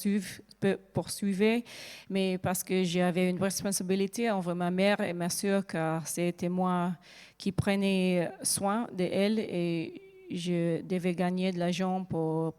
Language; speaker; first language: French; non-native, learner; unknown